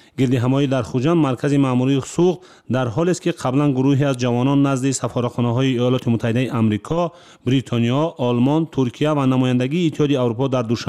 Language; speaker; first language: Tajik; native; Tajik